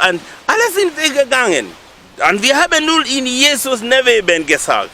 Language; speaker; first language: German; non-native, learner; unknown